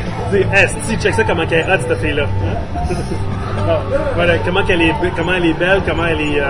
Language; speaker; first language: French; native; French